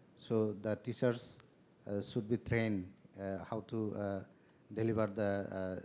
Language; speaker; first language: English; non-native, local second language; Kok Borok